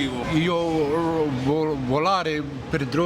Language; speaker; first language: Italian; non-native, learner; Croatian